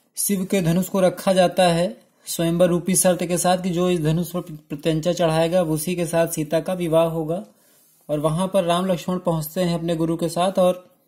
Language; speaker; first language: Hindi; native; Hindi